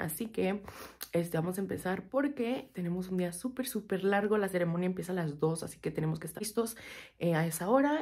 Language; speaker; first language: Spanish; early bilingual, heritage; Spanish